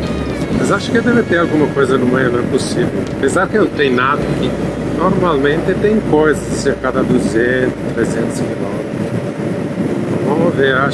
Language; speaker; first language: Portuguese; non-native, fluent; Italian